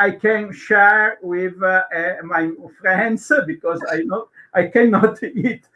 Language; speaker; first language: English; non-native, learner; Italian